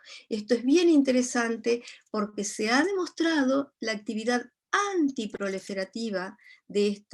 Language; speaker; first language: Spanish; native; Spanish